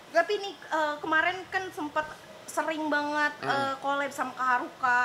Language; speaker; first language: Indonesian; native; Indonesian